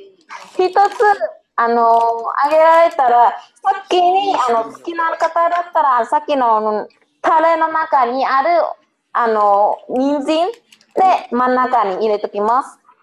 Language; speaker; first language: Japanese; non-native, learner; Vietnamese